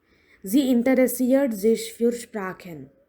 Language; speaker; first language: German; non-native, fluent; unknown